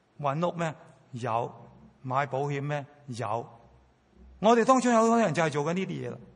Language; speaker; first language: Chinese; non-native, local second language; Cantonese